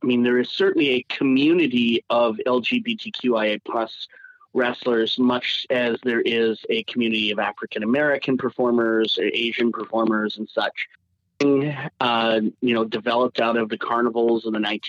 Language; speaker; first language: English; native; English